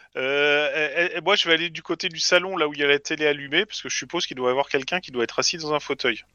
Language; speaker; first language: French; native; French